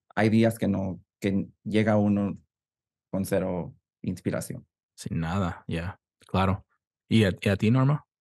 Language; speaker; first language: Spanish; early bilingual, heritage; Spanish